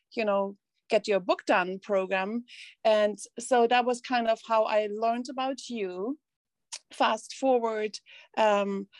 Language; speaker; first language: English; non-native, fluent; German